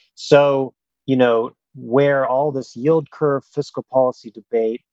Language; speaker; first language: English; non-native, fluent; German